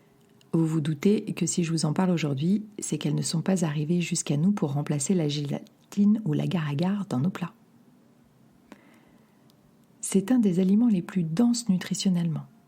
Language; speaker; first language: French; native; French